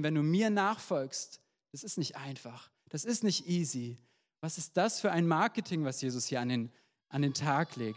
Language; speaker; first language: German; native; German